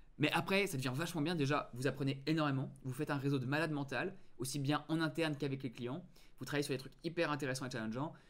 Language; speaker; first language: French; native; French